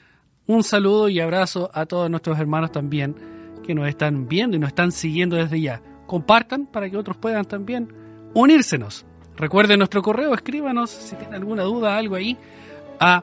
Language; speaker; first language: Spanish; native; Spanish